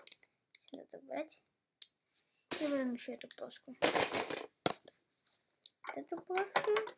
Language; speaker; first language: Russian; early bilingual, heritage; Russian